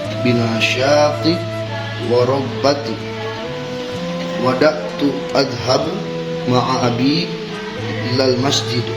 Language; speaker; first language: Arabic; non-native, learner; Indonesian